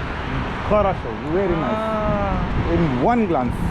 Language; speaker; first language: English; non-native, local second language; Hindi